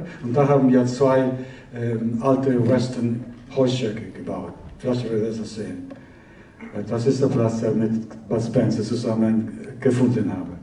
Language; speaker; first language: German; early bilingual, heritage; Italian